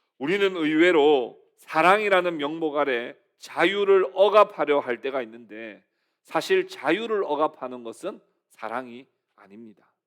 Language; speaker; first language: Korean; native; Korean